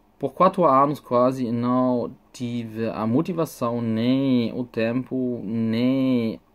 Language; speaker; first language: Portuguese; non-native, fluent; German